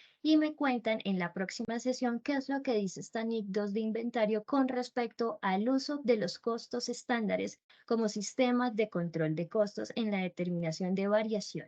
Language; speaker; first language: Spanish; native; Spanish